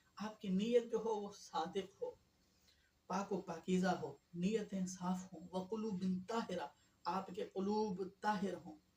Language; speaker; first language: Urdu; non-native, local second language; Sindhi